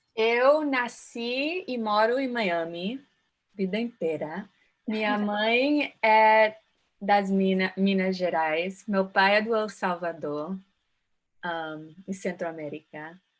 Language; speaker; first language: Portuguese; early bilingual, heritage; Portuguese